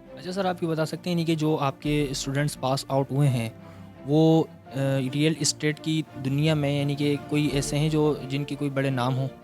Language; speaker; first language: Hindi; native; Hindi